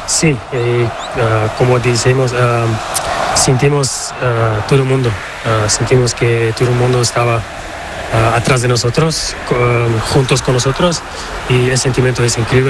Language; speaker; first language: Spanish; non-native, learner; Portuguese